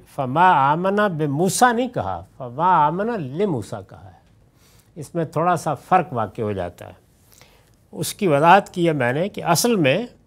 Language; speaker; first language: Urdu; non-native, local second language; Punjabi